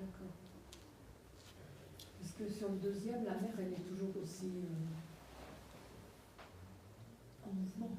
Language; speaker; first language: French; native; French